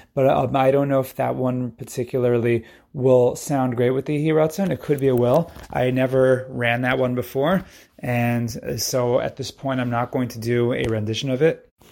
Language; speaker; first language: English; native; English